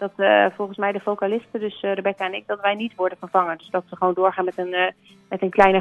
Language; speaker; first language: Dutch; native; Dutch